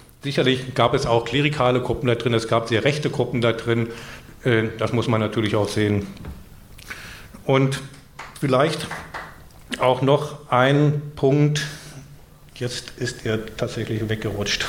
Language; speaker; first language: German; native; German